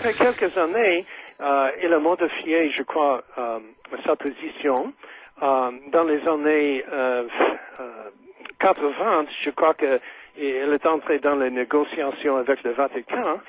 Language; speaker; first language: French; non-native, fluent; English